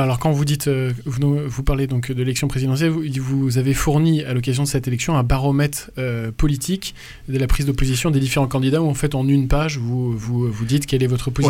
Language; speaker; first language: French; native; French